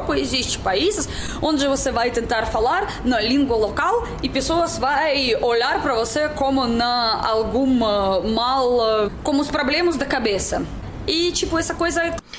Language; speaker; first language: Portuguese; non-native, learner; Russian